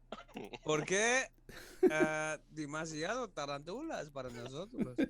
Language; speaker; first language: Spanish; non-native, learner; English